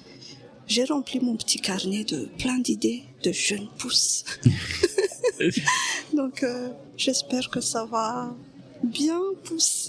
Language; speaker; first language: French; non-native, local second language; Malagasy